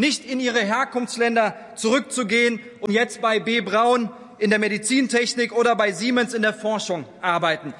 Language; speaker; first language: German; early bilingual, other home language; Turkish